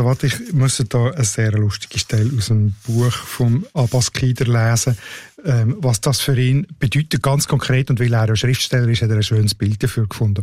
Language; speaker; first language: German; native; German